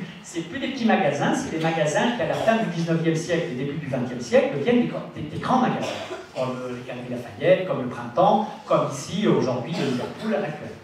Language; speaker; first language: French; native; French